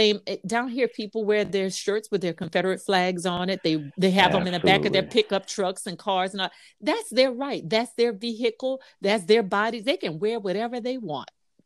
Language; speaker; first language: English; native; English